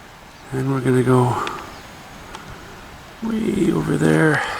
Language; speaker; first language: English; native; English